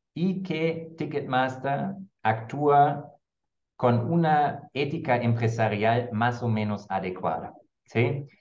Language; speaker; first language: Spanish; non-native, fluent; German